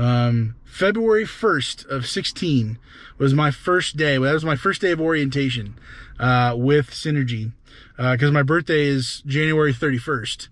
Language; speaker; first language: English; native; English